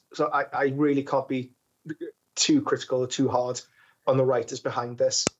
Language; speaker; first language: English; native; English